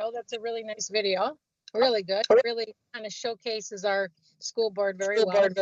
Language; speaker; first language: English; non-native, fluent; Vietnamese